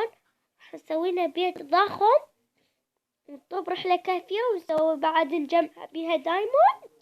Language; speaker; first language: Arabic; native; Arabic